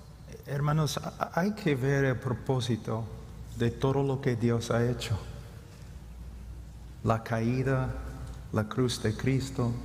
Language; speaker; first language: Spanish; non-native, fluent; English